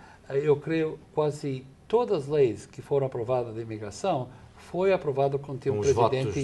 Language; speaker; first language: Portuguese; non-native, fluent; English